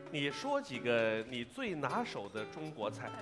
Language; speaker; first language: Chinese; native; Chinese